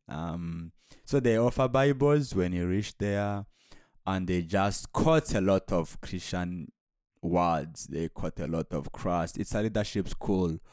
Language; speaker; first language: English; non-native, local second language; Kinyarwanda